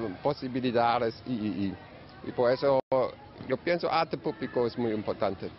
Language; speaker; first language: Spanish; non-native, learner; German